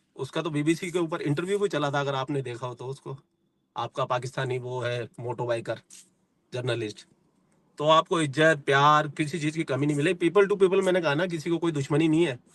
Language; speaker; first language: Hindi; native; Hindi